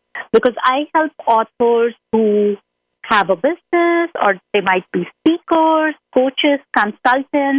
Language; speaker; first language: English; non-native, local second language; Hindi